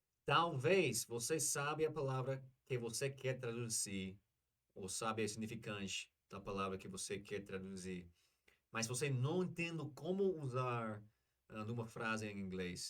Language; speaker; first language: Portuguese; non-native, learner; English